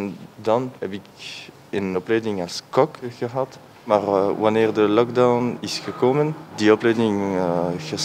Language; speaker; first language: Dutch; non-native, local second language; French